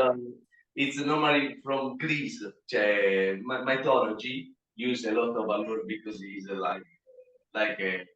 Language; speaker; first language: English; non-native, learner; Italian